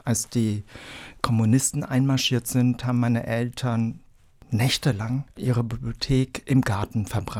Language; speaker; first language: German; early bilingual, other home language; Vietnamese